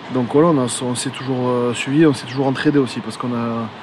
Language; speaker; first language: French; native; French